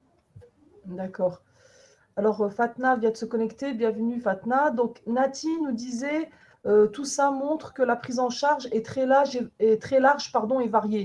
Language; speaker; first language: French; native; French